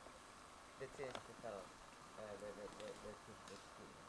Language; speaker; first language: English; non-native, learner; Indonesian